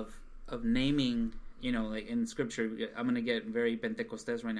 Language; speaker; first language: English; native; English